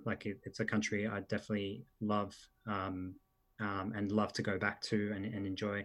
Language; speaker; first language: English; early bilingual, other home language; Italian